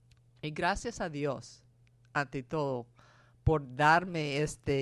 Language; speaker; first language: Spanish; non-native, fluent; English